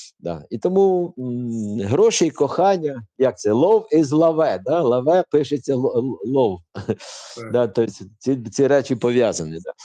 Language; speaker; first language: Ukrainian; non-native, local second language; Russian